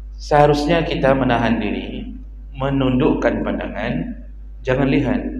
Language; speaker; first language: Malay; non-native, local second language; Achinese